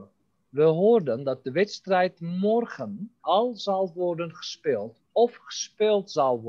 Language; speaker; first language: Dutch; non-native, fluent; Turkish